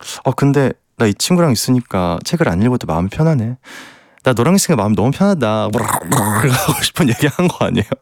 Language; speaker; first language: Korean; native; Korean